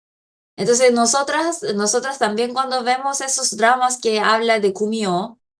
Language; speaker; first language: Spanish; non-native, fluent; Korean